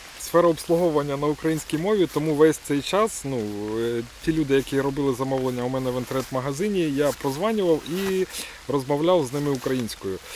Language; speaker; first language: Ukrainian; non-native, local second language; Russian